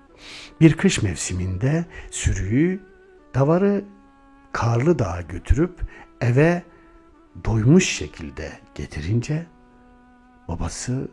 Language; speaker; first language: Turkish; native; Turkish